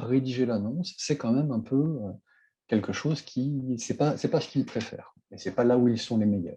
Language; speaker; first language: French; native; French